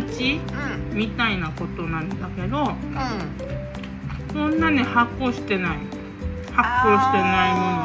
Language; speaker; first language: Japanese; non-native, fluent; Korean